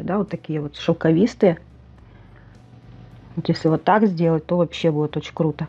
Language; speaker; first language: Russian; native; Russian